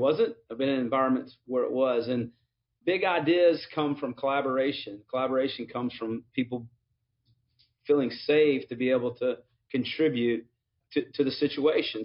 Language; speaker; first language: English; native; English